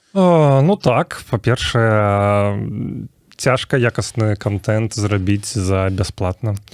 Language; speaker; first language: Belarusian; native; Belarusian